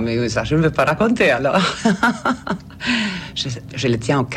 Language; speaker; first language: French; non-native, fluent; Swedish